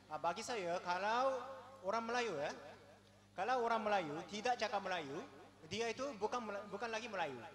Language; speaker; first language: Malay; non-native, fluent; Japanese